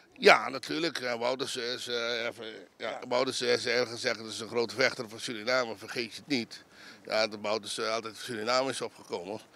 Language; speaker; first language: Dutch; non-native, local second language; Papiamento